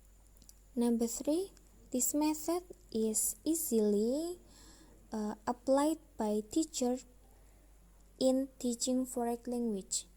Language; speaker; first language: English; non-native, learner; Indonesian